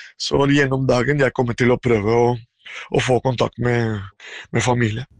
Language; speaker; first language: Norwegian; non-native, fluent; Spanish